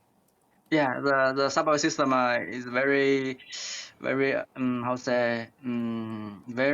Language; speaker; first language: English; non-native, learner; Chinese